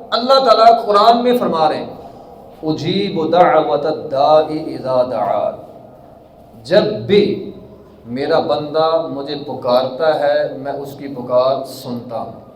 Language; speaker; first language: Urdu; non-native, local second language; Punjabi